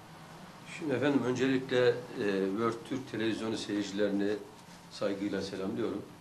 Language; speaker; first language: Turkish; native; Turkish